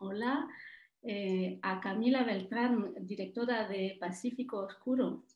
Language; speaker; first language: Spanish; non-native, fluent; French